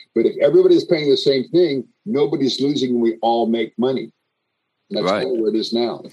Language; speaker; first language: English; native; English